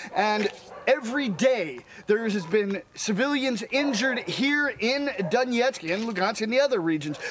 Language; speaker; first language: English; native; English